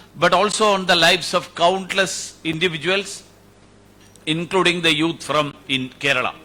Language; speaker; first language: English; non-native, local second language; Malayalam